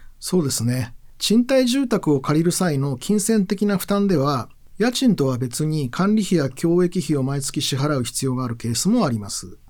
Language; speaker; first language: Japanese; native; Japanese